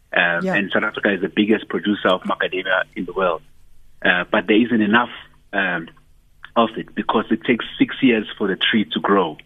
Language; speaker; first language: English; non-native, local second language; Zulu